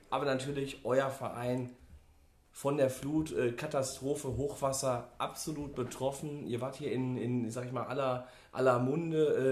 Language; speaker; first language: German; native; German